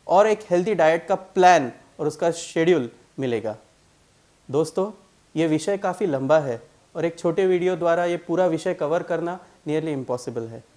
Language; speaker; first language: Hindi; non-native, local second language; Marathi